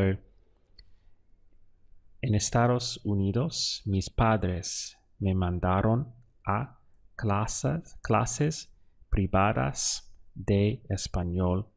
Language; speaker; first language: Spanish; non-native, fluent; English